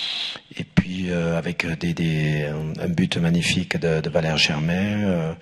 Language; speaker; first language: French; native; French